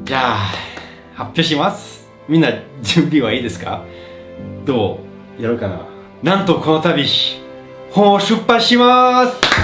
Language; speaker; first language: Japanese; non-native, fluent; French